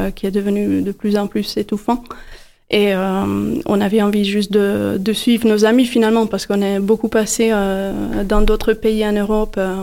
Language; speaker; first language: French; non-native, fluent; Hungarian